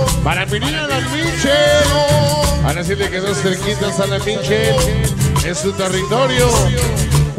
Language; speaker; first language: Spanish; native; Spanish